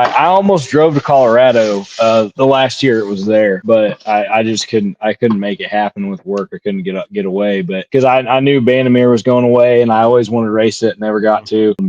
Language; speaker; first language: English; native; English